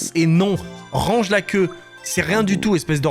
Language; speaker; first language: French; native; French